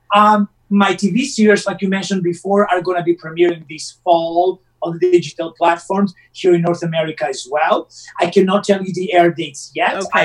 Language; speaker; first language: English; non-native, fluent; Italian